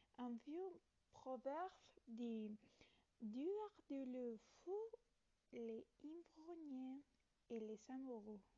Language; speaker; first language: French; non-native, learner; Italian